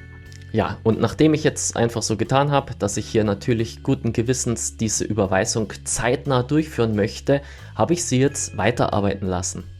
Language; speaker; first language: German; native; German